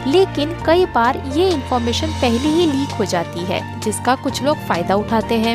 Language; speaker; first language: Hindi; native; Hindi